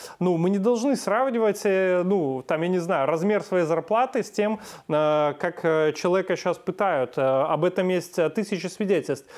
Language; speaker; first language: Russian; native; Russian